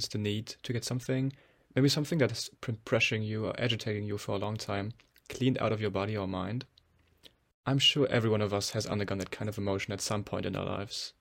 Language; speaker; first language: English; non-native, fluent; German